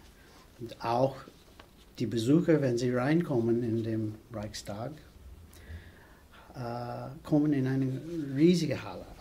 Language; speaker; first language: German; non-native, fluent; English